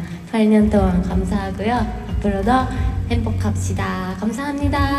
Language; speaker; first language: Korean; non-native, fluent; Japanese